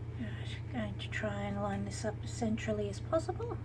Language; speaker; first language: English; native; English